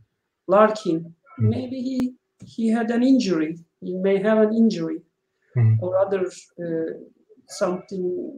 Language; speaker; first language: English; non-native, learner; Turkish